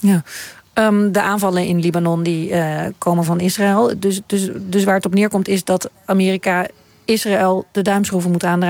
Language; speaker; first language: Dutch; native; Dutch